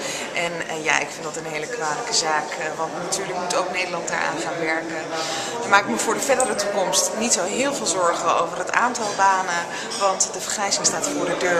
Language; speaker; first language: Dutch; native; Dutch